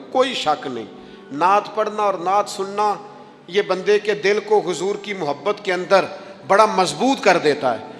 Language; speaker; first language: Urdu; non-native, local second language; Punjabi